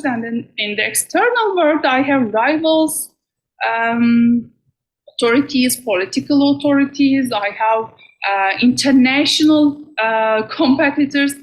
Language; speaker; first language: English; non-native, fluent; Turkish